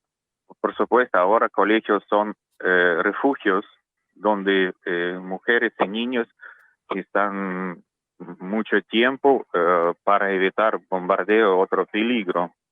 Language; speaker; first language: Spanish; non-native, learner; Russian